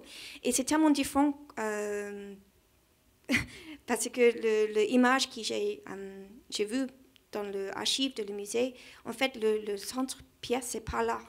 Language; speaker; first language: French; non-native, learner; English